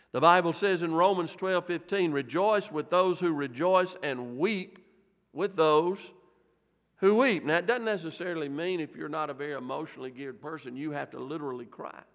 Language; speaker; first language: English; native; English